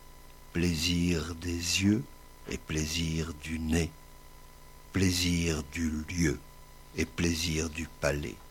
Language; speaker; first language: French; native; French